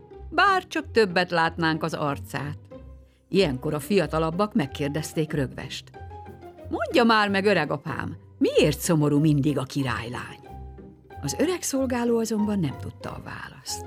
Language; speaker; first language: Hungarian; native; Hungarian